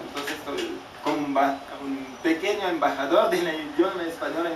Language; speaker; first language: Spanish; non-native, fluent; French